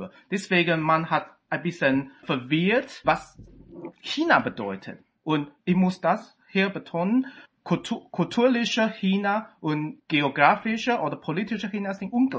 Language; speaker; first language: German; non-native, fluent; Chinese